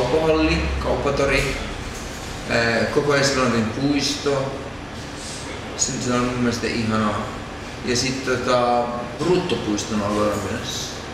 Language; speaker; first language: Finnish; early bilingual, other home language; Persian